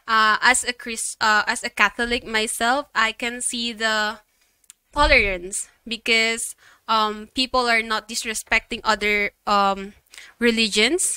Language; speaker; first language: English; non-native, local second language; Filipino